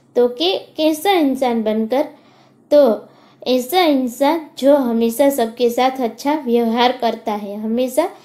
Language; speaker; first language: Hindi; non-native, local second language; Gujarati